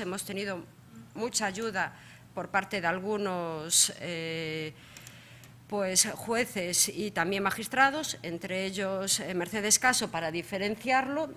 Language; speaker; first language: Spanish; native; Spanish